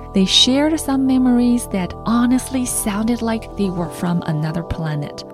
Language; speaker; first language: English; non-native, fluent; Chinese